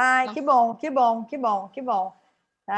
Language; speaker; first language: Portuguese; native; Portuguese